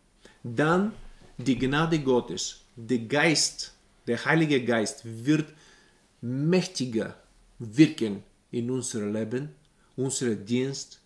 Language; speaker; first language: German; non-native, learner; Bulgarian